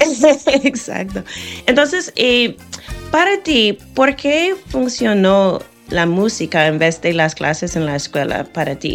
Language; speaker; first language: Spanish; non-native, fluent; English